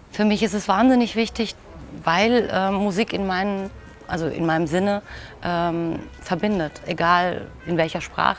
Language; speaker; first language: German; native; German